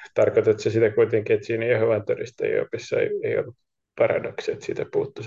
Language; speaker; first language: Finnish; native; Finnish